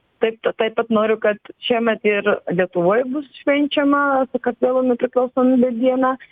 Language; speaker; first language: Lithuanian; non-native, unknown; Georgian